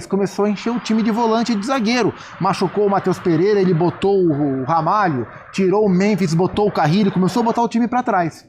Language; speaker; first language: Portuguese; native; Portuguese